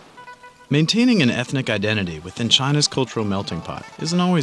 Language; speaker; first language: English; native; English